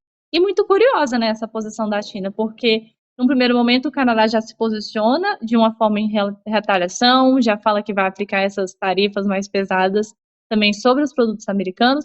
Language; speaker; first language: Portuguese; native; Portuguese